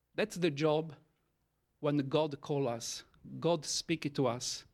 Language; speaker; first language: English; non-native, learner; Italian